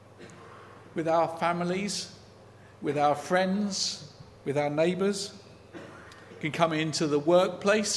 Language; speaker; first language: English; native; English